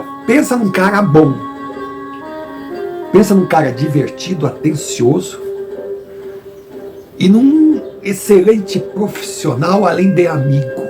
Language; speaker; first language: Portuguese; native; Portuguese